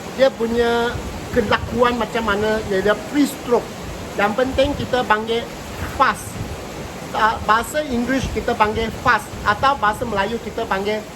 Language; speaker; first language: Malay; non-native, local second language; Cantonese